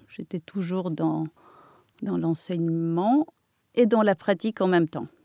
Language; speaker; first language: French; non-native, fluent; Polish